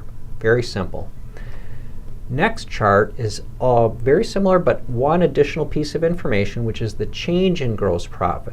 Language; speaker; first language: English; native; English